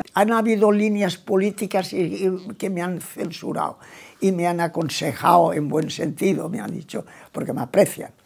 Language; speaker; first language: Spanish; non-native, local second language; Catalan